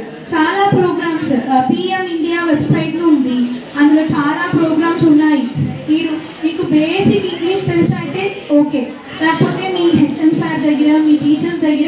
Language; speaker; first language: Telugu; non-native, local second language; Tamil